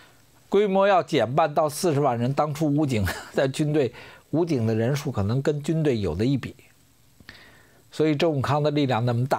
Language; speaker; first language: Chinese; native; Chinese